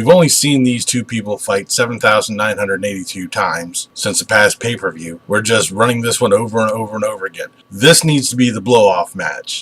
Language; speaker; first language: English; native; English